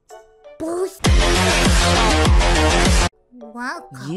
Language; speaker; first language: English; non-native, learner; Japanese